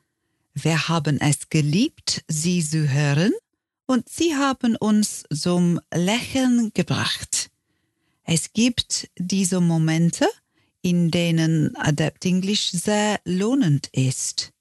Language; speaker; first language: German; non-native, learner; English